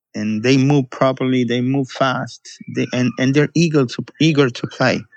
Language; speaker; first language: English; non-native, fluent; Spanish